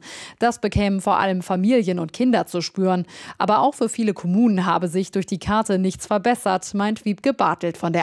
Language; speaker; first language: German; native; German